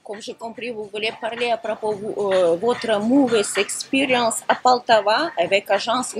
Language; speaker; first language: French; non-native, fluent; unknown